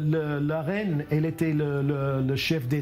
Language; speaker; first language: French; non-native, learner; English